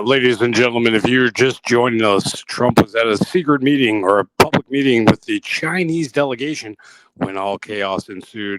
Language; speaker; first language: English; native; English